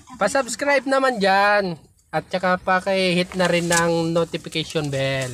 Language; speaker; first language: Filipino; native; Filipino